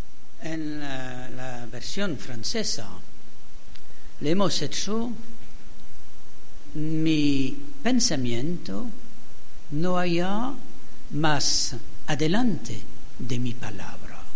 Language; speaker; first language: Spanish; non-native, fluent; French